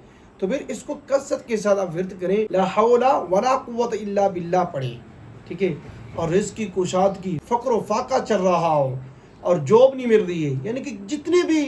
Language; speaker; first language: Urdu; native; Urdu